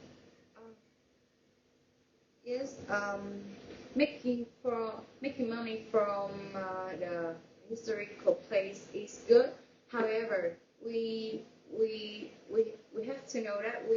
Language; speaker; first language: English; non-native, learner; Vietnamese